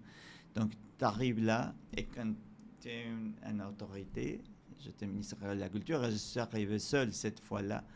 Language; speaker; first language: French; non-native, fluent; Spanish